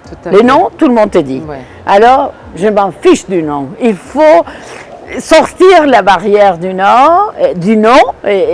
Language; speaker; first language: French; non-native, fluent; Spanish